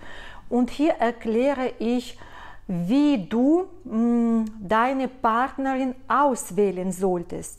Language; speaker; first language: German; non-native, fluent; Russian